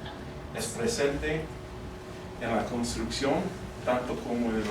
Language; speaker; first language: Spanish; non-native, fluent; English